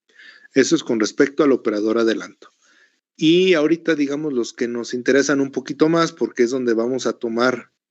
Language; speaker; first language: Spanish; native; Spanish